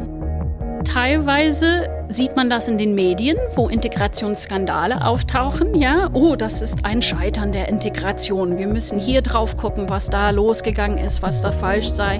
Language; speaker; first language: German; non-native, fluent; English